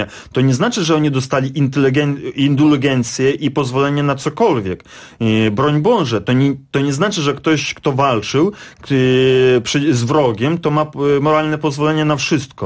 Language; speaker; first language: Polish; non-native, fluent; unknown